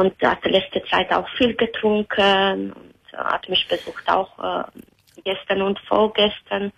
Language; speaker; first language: German; non-native, learner; Italian